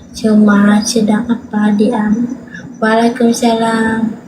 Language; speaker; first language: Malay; non-native, learner; Vietnamese